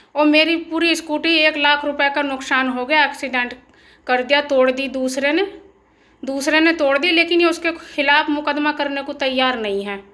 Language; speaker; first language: Hindi; native; Hindi